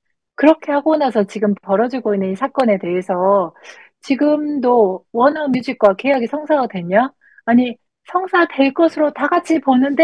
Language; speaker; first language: Korean; native; Korean